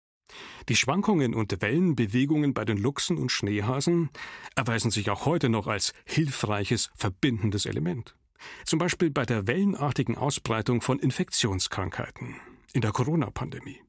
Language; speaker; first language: German; native; German